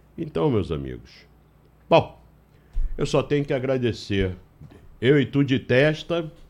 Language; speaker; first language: Portuguese; native; Portuguese